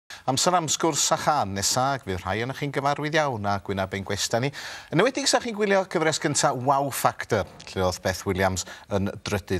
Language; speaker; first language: Welsh; native; Welsh